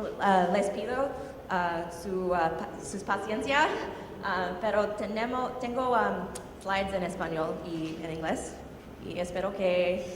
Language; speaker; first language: Spanish; non-native, learner; English